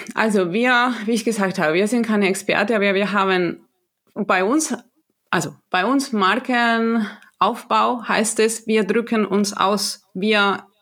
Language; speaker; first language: German; non-native, fluent; Spanish